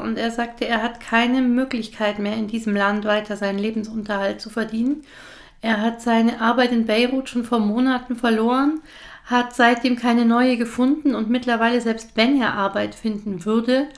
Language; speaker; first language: German; native; German